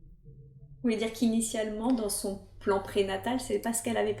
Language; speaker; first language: French; native; French